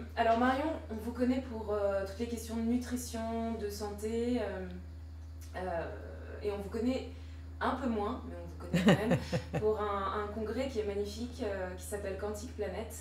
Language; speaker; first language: French; native; French